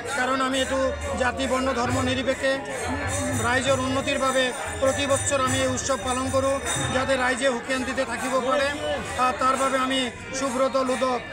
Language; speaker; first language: Assamese; non-native, local second language; Bangla